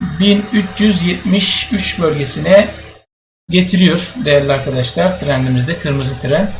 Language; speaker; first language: Turkish; native; Turkish